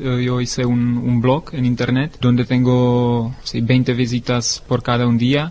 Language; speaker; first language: Spanish; non-native, learner; Czech